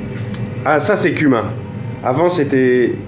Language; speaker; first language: French; native; French